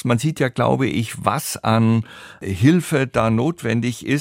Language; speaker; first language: German; native; German